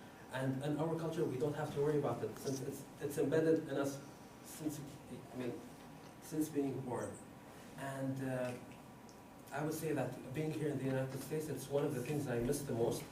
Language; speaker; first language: English; non-native, fluent; Arabic